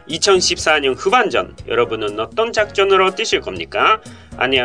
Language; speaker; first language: Korean; non-native, fluent; Japanese